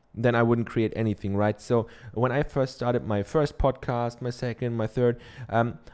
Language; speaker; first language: English; non-native, fluent; German